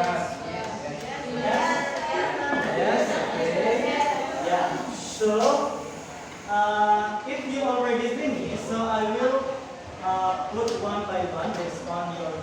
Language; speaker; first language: English; non-native, learner; Indonesian